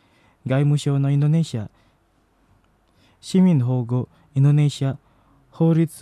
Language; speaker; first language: Japanese; non-native, fluent; Indonesian